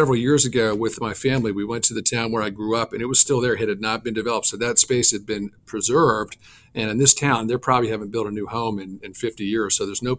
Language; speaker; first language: English; native; English